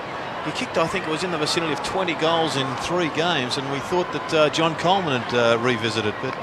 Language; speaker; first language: English; native; English